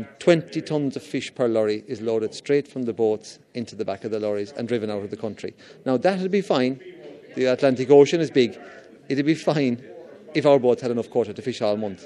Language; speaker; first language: English; native; English